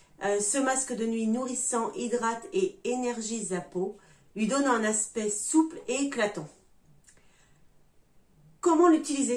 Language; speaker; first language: French; native; French